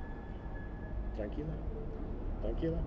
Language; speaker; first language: Spanish; non-native, fluent; English